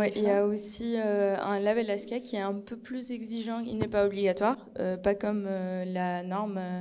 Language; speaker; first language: French; non-native, local second language; Arabic